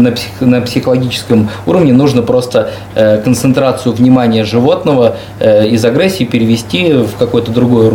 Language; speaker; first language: Russian; native; Russian